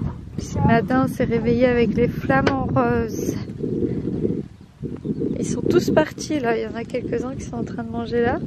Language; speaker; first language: French; native; French